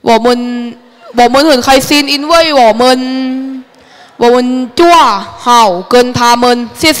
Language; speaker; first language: Chinese; non-native, learner; Thai